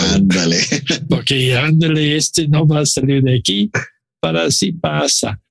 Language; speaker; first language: Spanish; non-native, learner; English